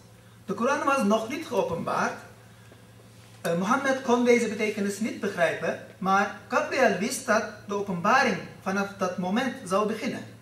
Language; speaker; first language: Dutch; non-native, fluent; Turkish